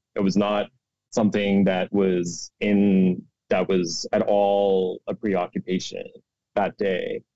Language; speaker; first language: English; non-native, local second language; Urdu